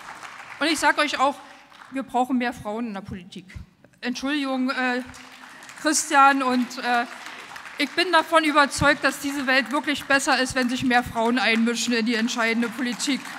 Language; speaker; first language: German; native; German